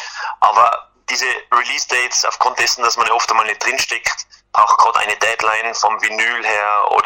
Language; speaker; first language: German; native; German